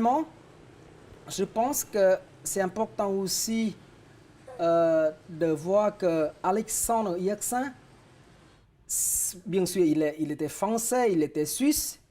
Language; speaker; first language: French; non-native, fluent; Vietnamese